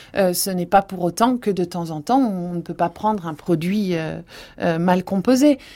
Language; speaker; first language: French; native; French